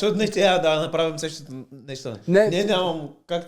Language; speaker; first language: Bulgarian; non-native, learner; Portuguese